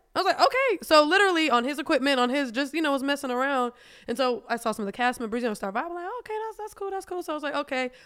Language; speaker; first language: English; non-native, fluent; German